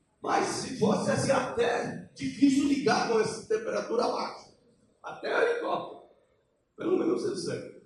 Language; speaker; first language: Portuguese; non-native, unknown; Polish